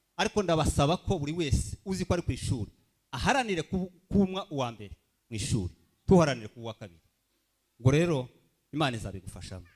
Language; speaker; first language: Kinyarwanda; early bilingual, heritage; Kinyarwanda